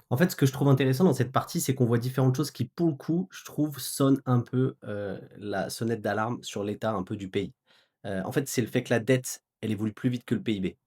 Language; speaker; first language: French; native; French